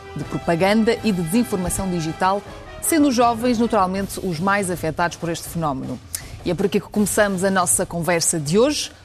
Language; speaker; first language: Portuguese; early bilingual, other home language; Ukrainian